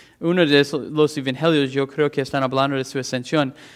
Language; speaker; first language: Spanish; non-native, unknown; English